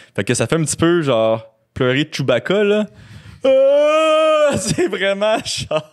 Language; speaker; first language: French; native; French